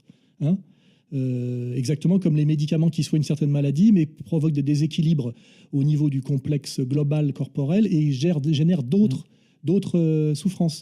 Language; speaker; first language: French; native; French